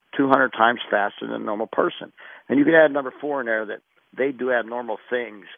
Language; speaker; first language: English; native; English